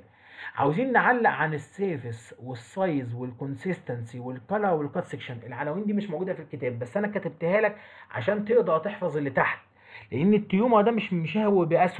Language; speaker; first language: Arabic; native; Arabic